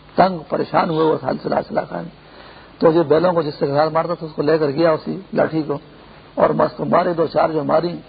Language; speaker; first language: Urdu; non-native, local second language; Pashto